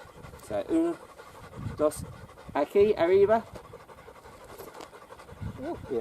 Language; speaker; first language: Spanish; non-native, learner; English